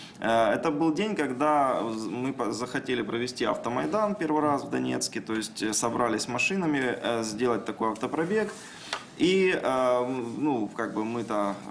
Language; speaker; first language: Russian; native; Russian